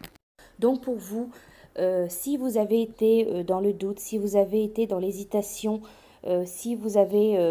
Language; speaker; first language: French; native; French